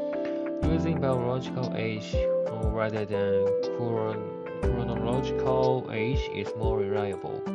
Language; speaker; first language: English; non-native, learner; Japanese